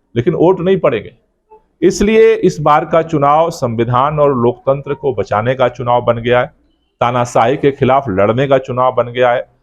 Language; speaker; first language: Hindi; native; Hindi